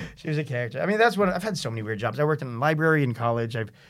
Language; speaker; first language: English; native; English